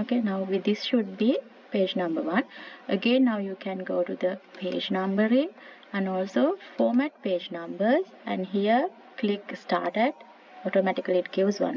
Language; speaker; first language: English; non-native, local second language; Sinhala